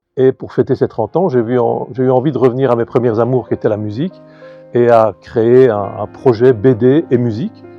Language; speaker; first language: French; native; French